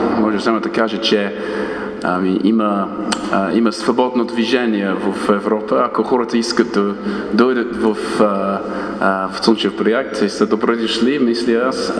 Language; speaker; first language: Bulgarian; non-native, fluent; English